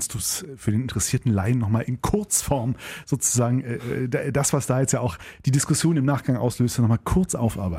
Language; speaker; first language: German; native; German